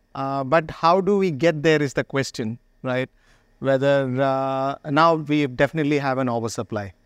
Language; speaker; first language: English; non-native, local second language; Malayalam